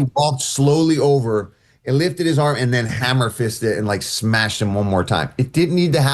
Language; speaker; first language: English; native; English